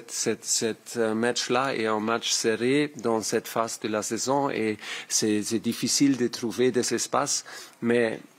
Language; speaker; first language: French; non-native, learner; German